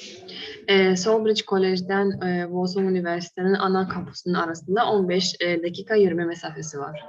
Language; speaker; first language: Turkish; non-native, fluent; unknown